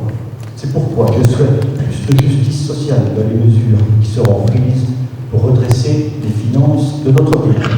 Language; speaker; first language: French; native; French